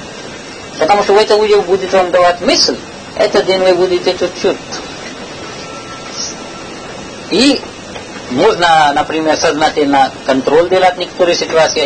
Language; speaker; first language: Russian; non-native, learner; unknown